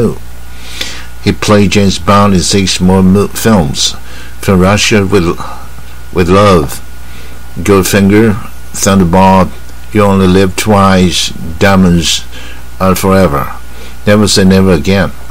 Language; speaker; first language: English; non-native, fluent; Chinese